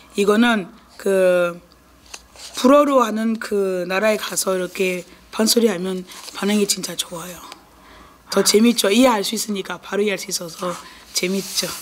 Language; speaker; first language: Korean; non-native, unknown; French